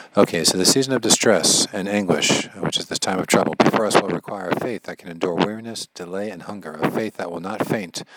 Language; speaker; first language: English; native; English